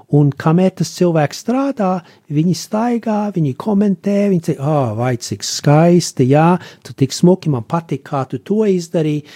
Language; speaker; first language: Latvian; early bilingual, heritage; Latvian